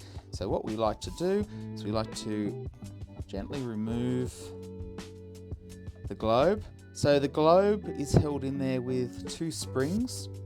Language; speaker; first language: English; native; English